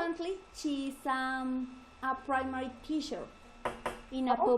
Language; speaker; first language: English; non-native, learner; Spanish